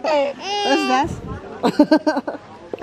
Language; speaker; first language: German; non-native, learner; Filipino